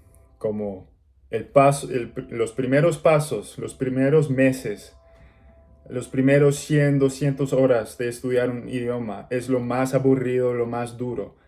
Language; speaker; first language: Spanish; non-native, learner; English